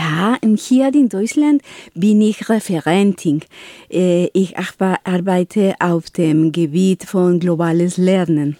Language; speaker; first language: German; non-native, learner; Spanish